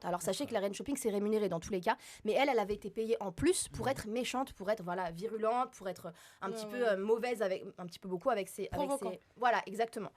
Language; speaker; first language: French; native; French